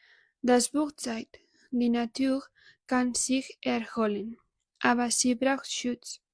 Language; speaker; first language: German; non-native, learner; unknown